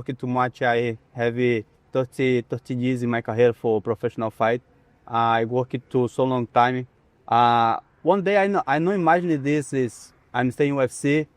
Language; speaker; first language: English; non-native, learner; Portuguese